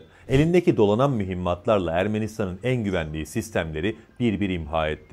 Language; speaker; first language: Turkish; native; Turkish